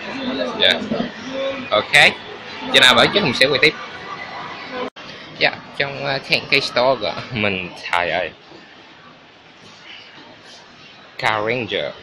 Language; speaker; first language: Vietnamese; early bilingual, heritage; Vietnamese